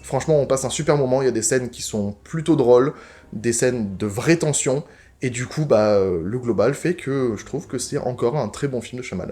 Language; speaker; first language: French; native; French